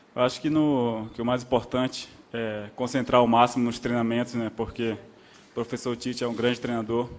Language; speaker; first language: Portuguese; native; Portuguese